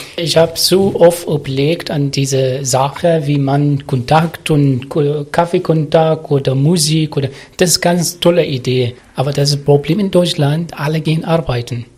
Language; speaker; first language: German; non-native, learner; Arabic